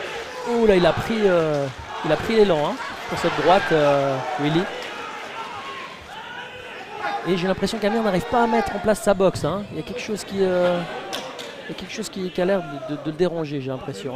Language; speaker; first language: French; native; French